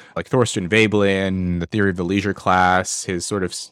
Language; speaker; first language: English; native; English